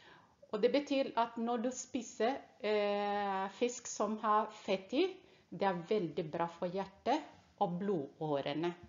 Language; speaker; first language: Norwegian; non-native, fluent; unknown